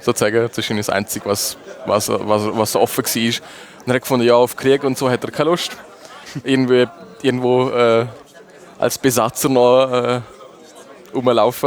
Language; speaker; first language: German; native; German